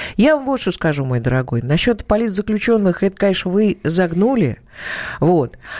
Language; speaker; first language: Russian; native; Russian